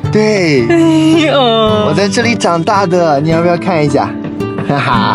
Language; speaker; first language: Chinese; native; Chinese